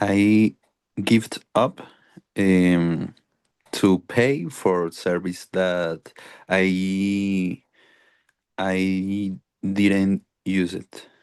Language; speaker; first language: English; non-native, learner; Spanish